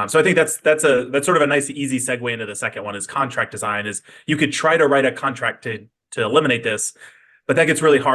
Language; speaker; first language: English; native; English